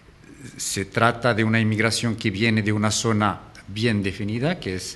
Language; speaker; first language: Spanish; non-native, fluent; Arabic